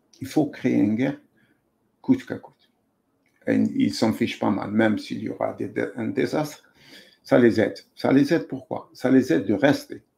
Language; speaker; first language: French; non-native, local second language; Arabic